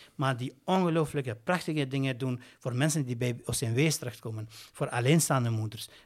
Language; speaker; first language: Dutch; native; Dutch